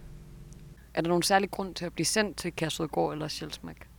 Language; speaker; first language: Danish; native; Danish